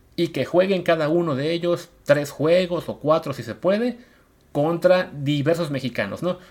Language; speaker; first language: Spanish; native; Spanish